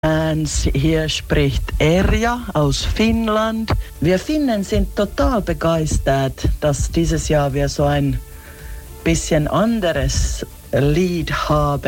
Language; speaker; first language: German; non-native, fluent; Finnish